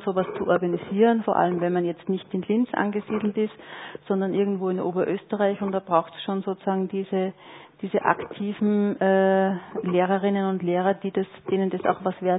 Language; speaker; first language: German; native; German